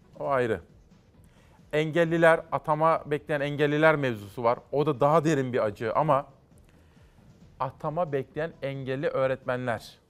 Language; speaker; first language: Turkish; native; Turkish